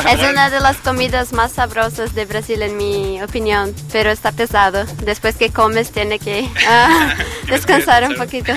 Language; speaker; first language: Spanish; non-native, learner; Portuguese